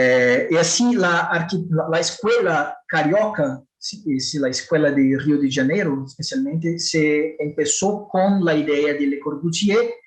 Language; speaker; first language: Spanish; non-native, fluent; Portuguese